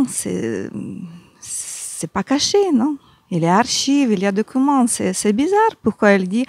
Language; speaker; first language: French; non-native, learner; Ukrainian